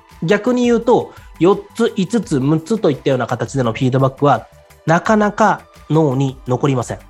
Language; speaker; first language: Japanese; native; Japanese